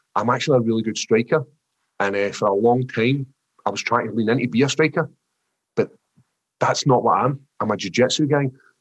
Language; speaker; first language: English; native; English